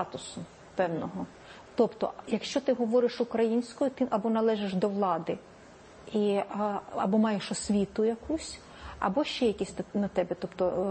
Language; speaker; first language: Ukrainian; native; Ukrainian